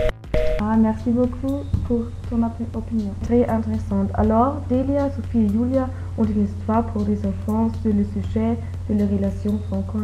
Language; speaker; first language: French; non-native, learner; German